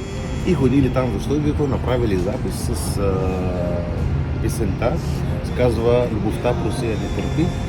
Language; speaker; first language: Bulgarian; non-native, learner; Arabic